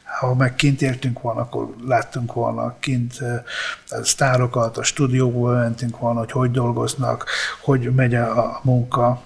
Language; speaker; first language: Hungarian; early bilingual, other home language; Italian